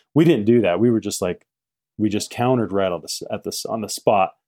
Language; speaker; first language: English; native; English